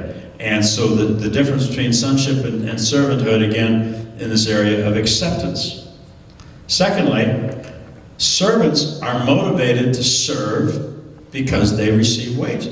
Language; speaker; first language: English; native; English